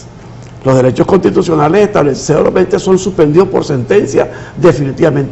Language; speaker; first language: Spanish; native; Spanish